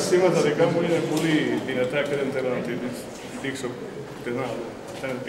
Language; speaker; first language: Greek; non-native, fluent; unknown